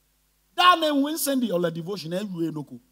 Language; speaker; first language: English; non-native, local second language; Ga